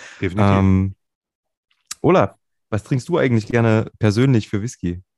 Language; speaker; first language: German; native; German